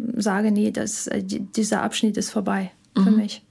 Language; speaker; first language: German; non-native, fluent; Ukrainian